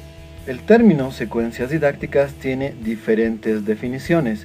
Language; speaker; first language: Spanish; native; Spanish